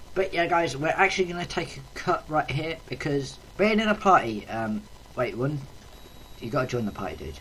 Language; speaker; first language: English; native; English